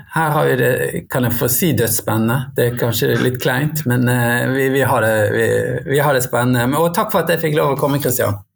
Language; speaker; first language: Norwegian; native; Norwegian